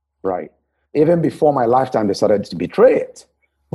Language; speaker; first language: English; non-native, local second language; Igbo